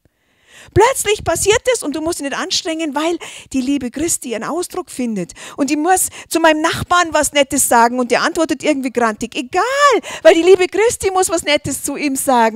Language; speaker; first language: German; native; German